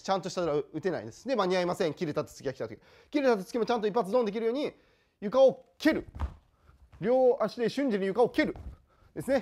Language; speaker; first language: Japanese; native; Japanese